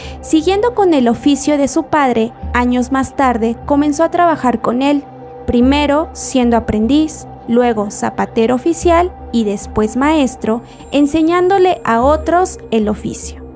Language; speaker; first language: Spanish; native; Spanish